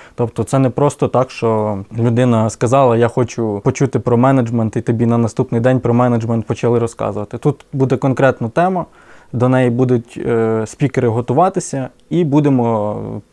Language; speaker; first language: Ukrainian; native; Ukrainian